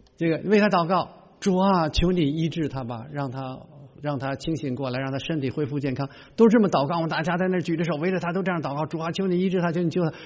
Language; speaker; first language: Chinese; native; Chinese